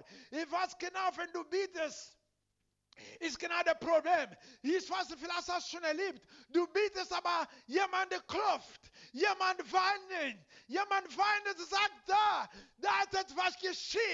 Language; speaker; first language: German; non-native, learner; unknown